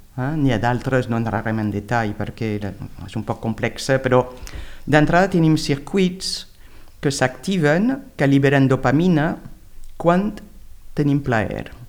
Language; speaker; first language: Catalan; non-native, fluent; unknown